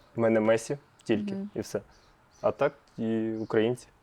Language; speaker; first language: Ukrainian; non-native, local second language; Russian